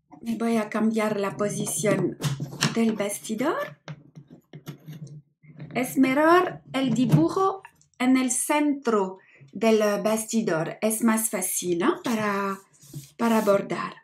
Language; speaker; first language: Spanish; non-native, learner; French